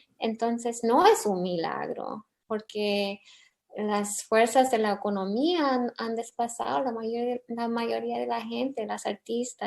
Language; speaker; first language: Spanish; early bilingual, heritage; English